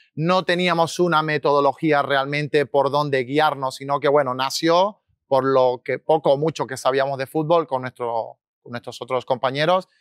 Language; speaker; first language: Spanish; native; Spanish